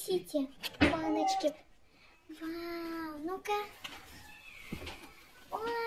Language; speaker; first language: Russian; non-native, local second language; Kazakh